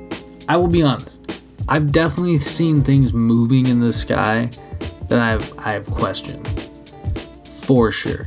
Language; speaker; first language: English; native; English